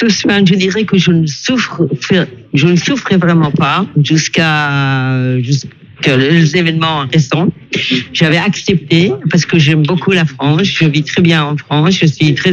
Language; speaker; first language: French; non-native, fluent; Persian